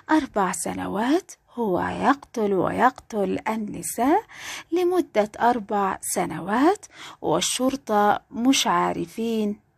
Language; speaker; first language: Arabic; native; Arabic